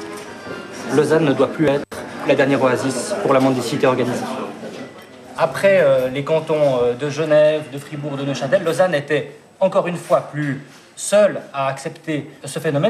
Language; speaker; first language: French; native; French